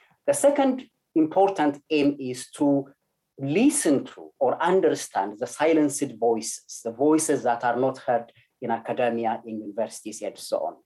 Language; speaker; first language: English; non-native, fluent; Amharic